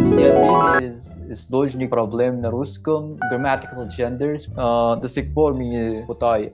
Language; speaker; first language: Russian; non-native, learner; Filipino